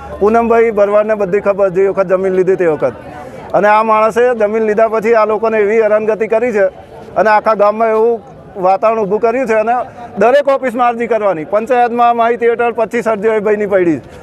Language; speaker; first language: Gujarati; native; Gujarati